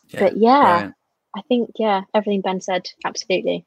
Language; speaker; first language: English; native; English